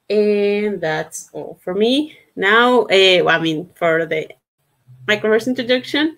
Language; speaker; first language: English; non-native, fluent; Spanish